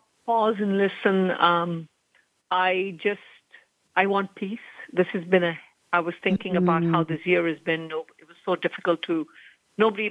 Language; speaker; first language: English; non-native, local second language; Punjabi